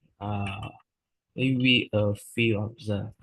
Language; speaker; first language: English; non-native, learner; Vietnamese